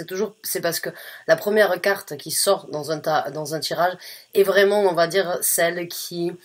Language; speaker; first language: French; native; French